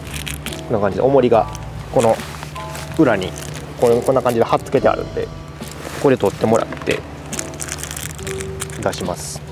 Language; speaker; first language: Japanese; native; Japanese